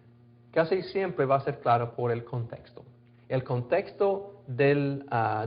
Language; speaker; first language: Spanish; non-native, fluent; English